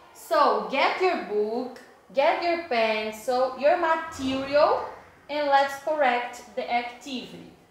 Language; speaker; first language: English; non-native, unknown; Portuguese